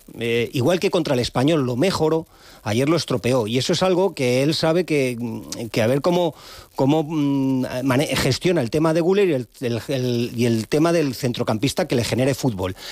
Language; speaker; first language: Spanish; native; Spanish